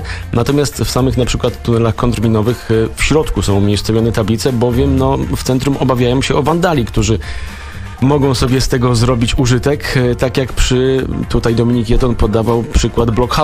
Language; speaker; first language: Polish; native; Polish